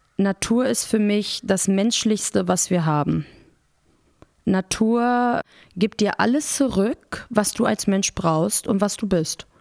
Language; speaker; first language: German; early bilingual, other home language; Persian